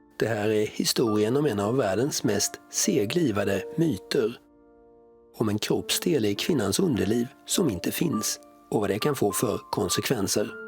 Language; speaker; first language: Swedish; native; Swedish